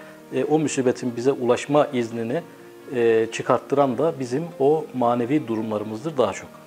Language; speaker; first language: Turkish; native; Turkish